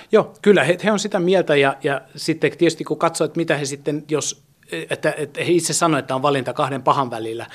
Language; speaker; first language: Finnish; early bilingual, heritage; German